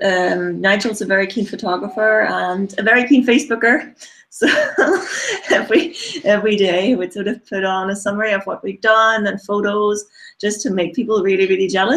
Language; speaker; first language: English; non-native, fluent; German